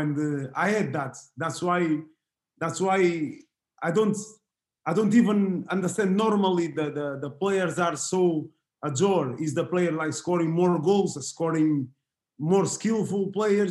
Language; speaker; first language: English; non-native, fluent; Portuguese